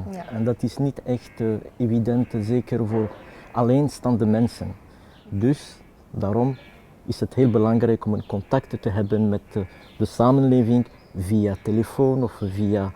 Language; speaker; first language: Dutch; non-native, local second language; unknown